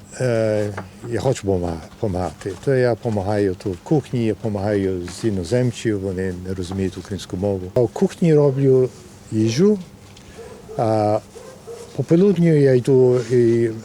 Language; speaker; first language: Ukrainian; early bilingual, heritage; Ukrainian